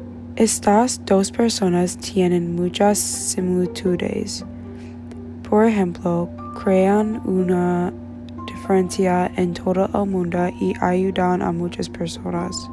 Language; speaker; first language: Spanish; non-native, learner; English